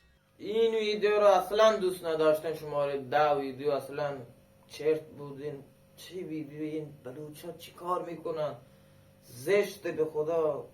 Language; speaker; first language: Persian; non-native, local second language; Baluchi